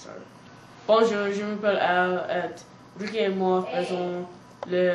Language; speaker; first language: French; non-native, learner; English